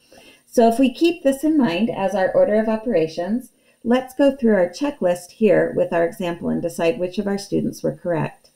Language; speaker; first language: English; native; English